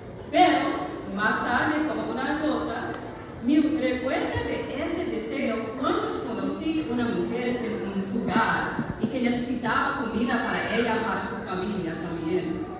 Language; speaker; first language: Spanish; non-native, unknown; English